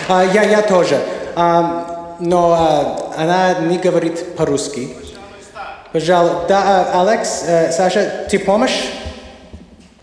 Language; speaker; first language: Russian; non-native, learner; English